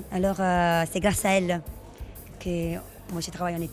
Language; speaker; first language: French; non-native, fluent; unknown